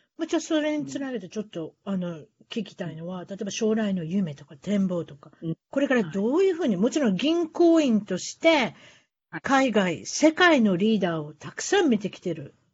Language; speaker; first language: Japanese; native; Japanese